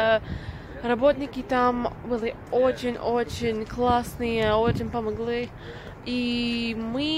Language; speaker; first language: Russian; non-native, fluent; English